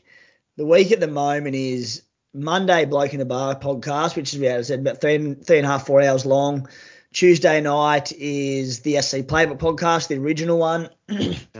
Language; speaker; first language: English; native; English